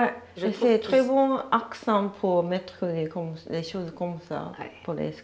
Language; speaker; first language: French; non-native, learner; Japanese